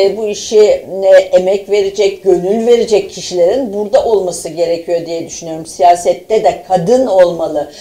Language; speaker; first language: Turkish; native; Turkish